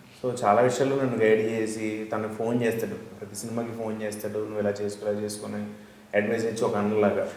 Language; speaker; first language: Telugu; native; Telugu